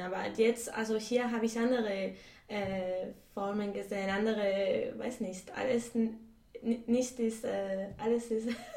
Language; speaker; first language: German; non-native, fluent; Spanish